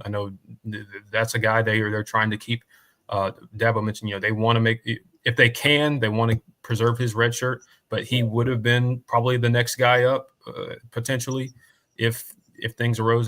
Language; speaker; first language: English; native; English